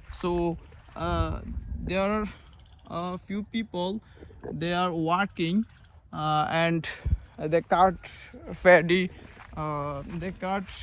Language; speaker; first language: English; non-native, local second language; Bangla